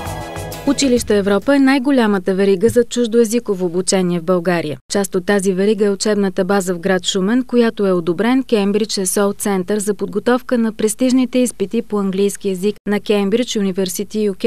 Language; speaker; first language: Bulgarian; native; Bulgarian